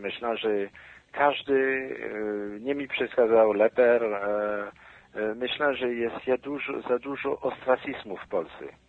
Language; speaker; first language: Polish; non-native, fluent; French